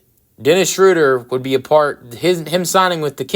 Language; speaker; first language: English; native; English